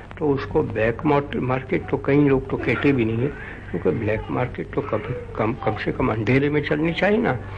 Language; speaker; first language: Hindi; non-native, local second language; Gujarati